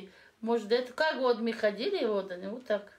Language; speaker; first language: Russian; non-native, learner; Tajik